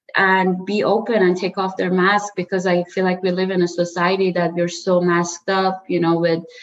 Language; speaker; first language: English; early bilingual, other home language; Persian